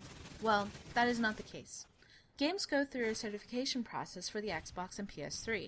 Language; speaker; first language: English; native; English